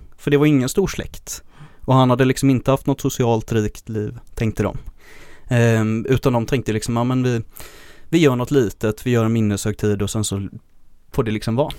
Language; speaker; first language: Swedish; native; Swedish